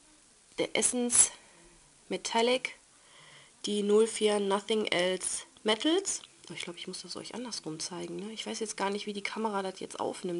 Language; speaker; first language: German; native; German